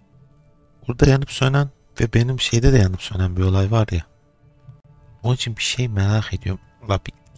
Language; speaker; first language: Turkish; native; Turkish